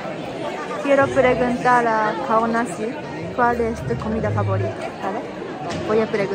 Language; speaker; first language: Spanish; non-native, learner; Japanese